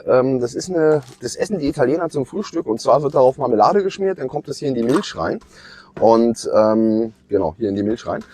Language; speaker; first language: German; native; German